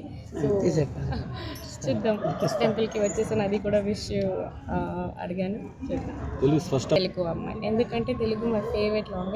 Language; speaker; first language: Telugu; non-native, learner; Kannada